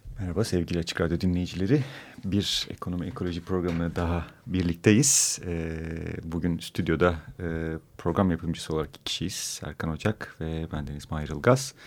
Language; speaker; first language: Turkish; native; Turkish